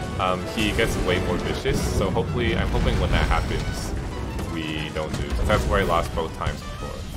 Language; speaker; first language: English; native; English